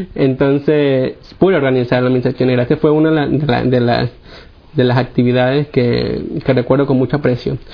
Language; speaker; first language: Spanish; native; Spanish